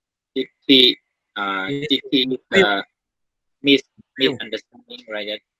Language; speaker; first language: English; non-native, learner; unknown